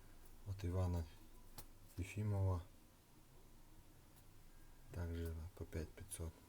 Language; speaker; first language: Russian; native; Russian